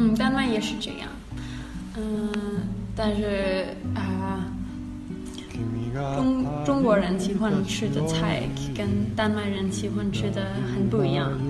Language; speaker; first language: Chinese; non-native, learner; Danish